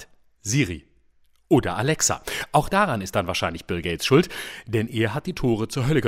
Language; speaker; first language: German; native; German